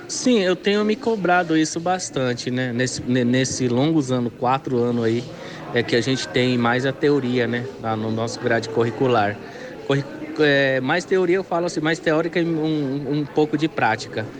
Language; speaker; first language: Portuguese; non-native, local second language; Guarani